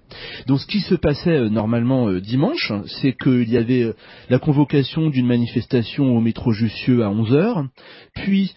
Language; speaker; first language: French; native; French